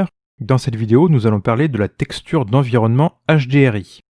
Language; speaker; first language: French; native; French